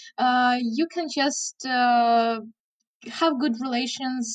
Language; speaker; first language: English; non-native, fluent; Ukrainian